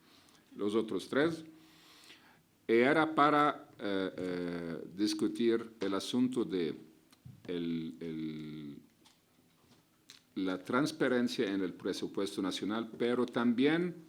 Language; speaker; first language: Spanish; non-native, fluent; Arabic